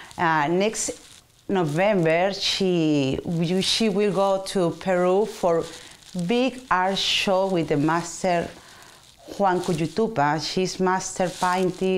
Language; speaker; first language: English; non-native, learner; Spanish